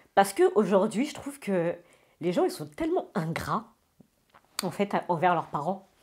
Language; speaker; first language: French; native; French